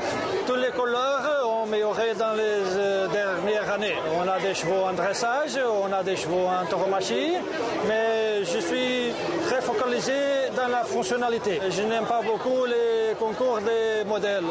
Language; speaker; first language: French; non-native, fluent; Portuguese